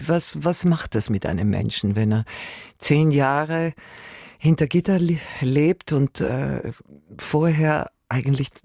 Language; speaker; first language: German; native; German